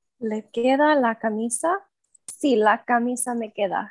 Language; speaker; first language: Spanish; non-native, learner; English